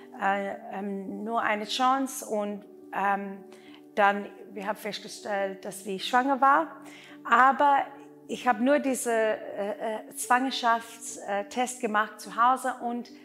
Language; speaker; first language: German; non-native, learner; Afrikaans